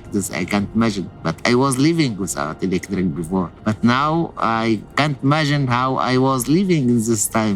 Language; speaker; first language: English; non-native, learner; Arabic